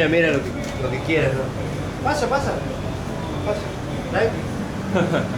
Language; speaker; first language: Spanish; native; Spanish